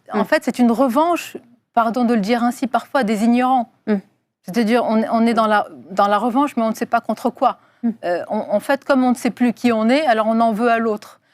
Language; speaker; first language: French; non-native, local second language; Arabic